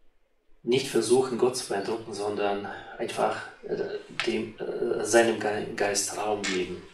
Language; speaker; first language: German; non-native, fluent; Russian